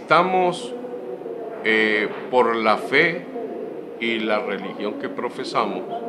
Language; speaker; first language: Spanish; native; Spanish